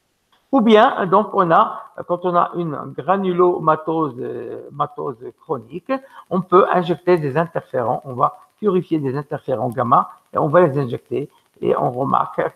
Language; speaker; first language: French; non-native, local second language; Arabic